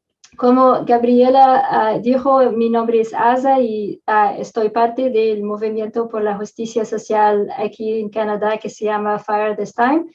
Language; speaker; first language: Spanish; non-native, fluent; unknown